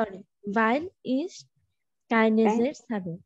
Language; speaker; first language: German; non-native, learner; Bangla